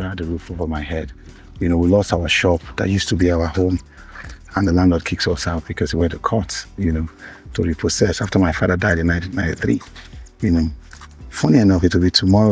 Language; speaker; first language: English; non-native, local second language; Igbo